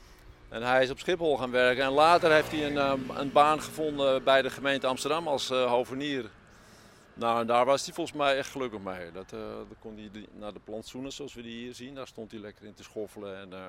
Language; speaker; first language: Dutch; native; Dutch